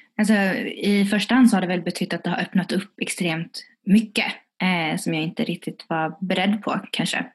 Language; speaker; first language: Swedish; early bilingual, other home language; Tigrinya